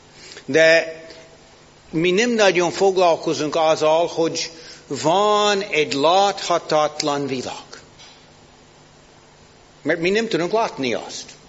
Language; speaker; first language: Hungarian; non-native, fluent; English